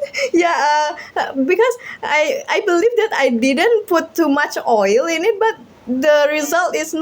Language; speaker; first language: English; non-native, learner; Indonesian